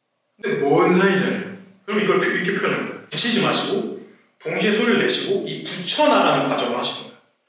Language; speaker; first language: Korean; native; Korean